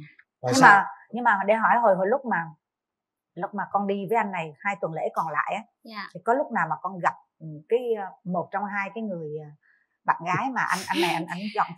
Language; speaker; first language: Vietnamese; native; Vietnamese